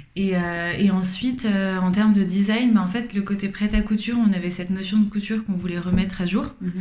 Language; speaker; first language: French; native; French